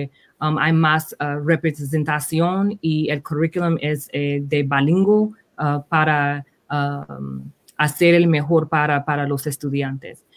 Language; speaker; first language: Spanish; early bilingual, heritage; Spanish